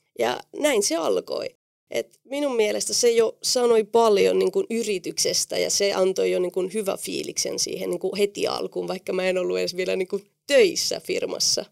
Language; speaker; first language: Finnish; non-native, fluent; Spanish